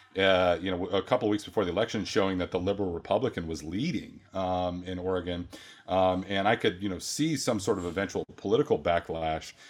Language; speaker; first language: English; native; English